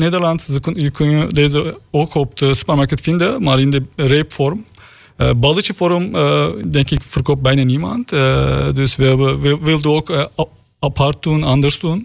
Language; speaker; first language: Dutch; non-native, learner; Turkish